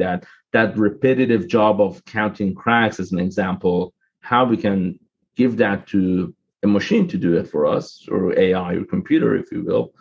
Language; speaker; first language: English; non-native, fluent; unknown